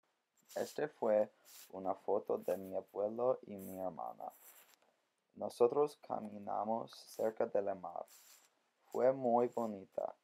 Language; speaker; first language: Spanish; non-native, learner; English